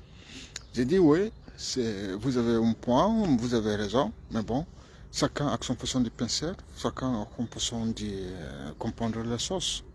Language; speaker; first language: French; non-native, fluent; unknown